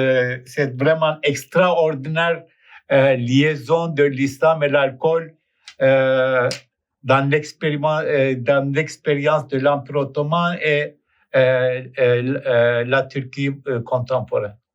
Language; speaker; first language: French; non-native, fluent; Turkish